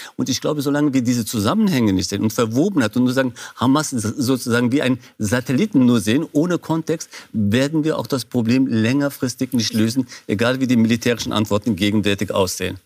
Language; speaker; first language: German; non-native, fluent; Kurdish